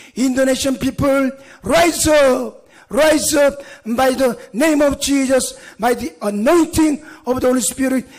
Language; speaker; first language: English; non-native, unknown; Korean